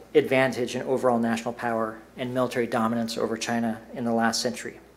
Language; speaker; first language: English; native; English